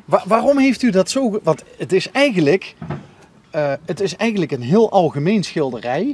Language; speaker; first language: Dutch; native; Dutch